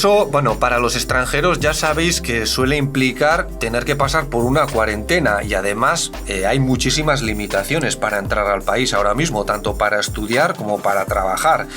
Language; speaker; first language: Spanish; native; Spanish